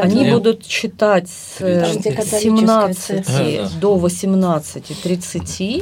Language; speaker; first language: Russian; native; Russian